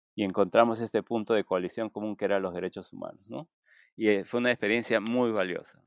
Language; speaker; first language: Spanish; native; Spanish